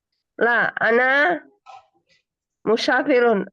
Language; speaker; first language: Arabic; non-native, learner; Indonesian